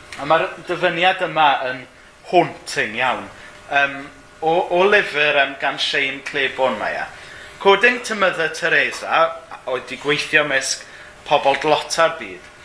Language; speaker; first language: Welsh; native; Welsh